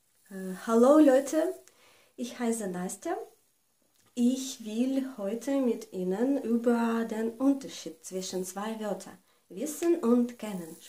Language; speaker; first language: German; non-native, fluent; Russian